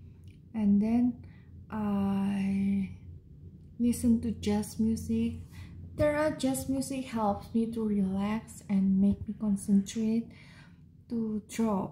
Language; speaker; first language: English; non-native, learner; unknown